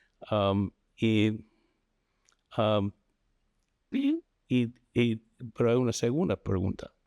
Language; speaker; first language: Spanish; non-native, fluent; English